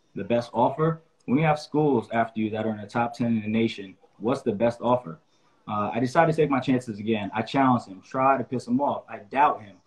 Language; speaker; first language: English; native; English